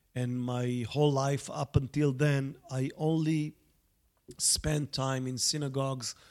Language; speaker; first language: English; non-native, fluent; Hebrew